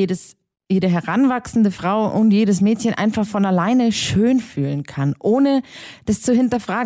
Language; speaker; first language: German; native; German